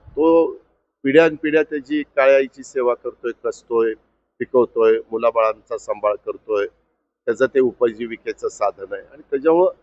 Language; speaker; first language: Marathi; native; Marathi